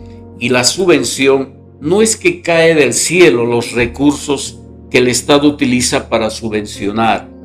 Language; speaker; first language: Spanish; native; Spanish